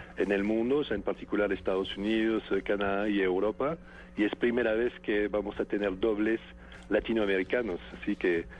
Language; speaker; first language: Spanish; non-native, fluent; French